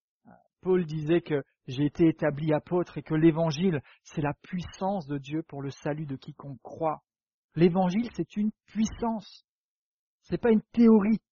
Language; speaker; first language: French; native; French